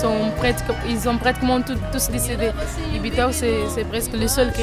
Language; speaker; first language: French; non-native, fluent; Kabuverdianu